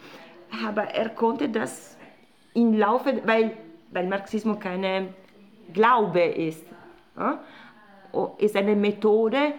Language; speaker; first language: German; non-native, fluent; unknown